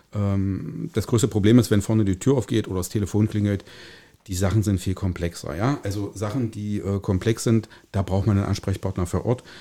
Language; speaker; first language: German; native; German